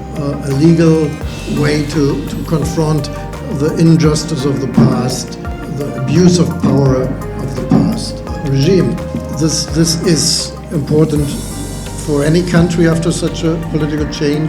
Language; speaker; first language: English; non-native, fluent; German